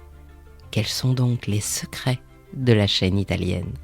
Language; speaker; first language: French; native; French